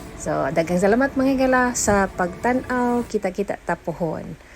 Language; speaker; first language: Cebuano; native; Cebuano